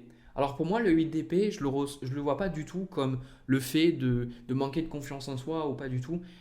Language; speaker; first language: French; native; French